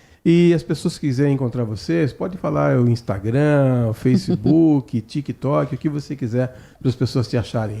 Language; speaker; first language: Portuguese; native; Portuguese